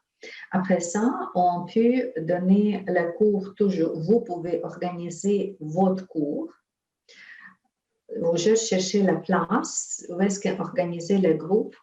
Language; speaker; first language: French; non-native, fluent; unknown